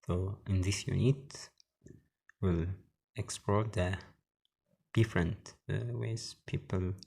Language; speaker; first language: English; non-native, local second language; Amharic